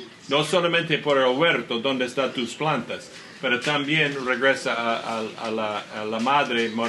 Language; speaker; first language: Spanish; non-native, learner; English